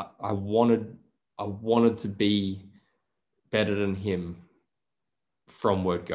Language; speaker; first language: English; native; English